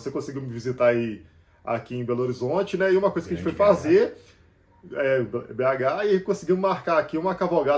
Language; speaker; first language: Portuguese; native; Portuguese